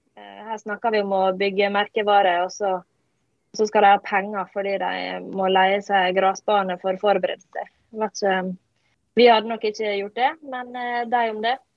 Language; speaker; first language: Norwegian; native; Norwegian